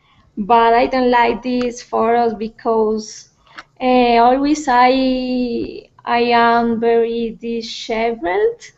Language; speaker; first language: English; non-native, learner; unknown